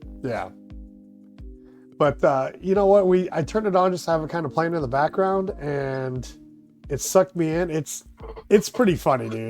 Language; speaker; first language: English; native; English